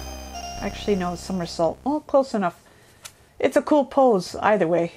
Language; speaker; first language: English; native; English